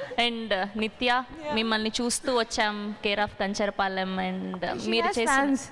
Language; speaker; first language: Telugu; native; Telugu